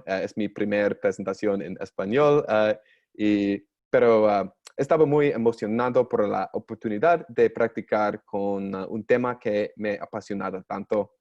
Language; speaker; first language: Spanish; non-native, learner; English